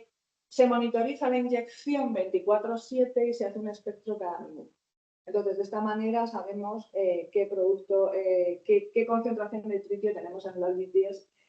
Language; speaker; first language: Spanish; native; Spanish